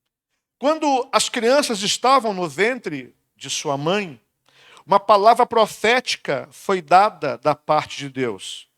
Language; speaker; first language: Portuguese; native; Portuguese